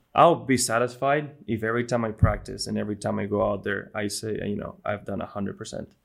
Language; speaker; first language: English; non-native, fluent; Spanish